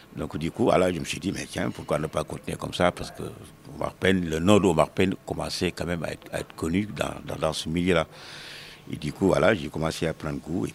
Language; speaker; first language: French; non-native, local second language; Wolof